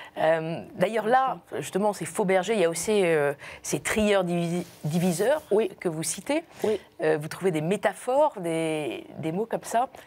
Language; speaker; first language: French; native; French